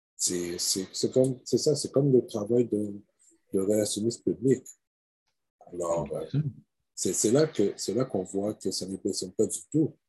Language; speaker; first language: French; native; French